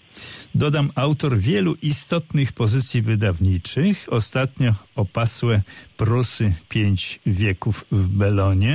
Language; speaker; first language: Polish; native; Polish